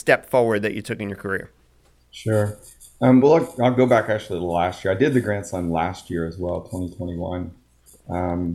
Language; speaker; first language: English; native; English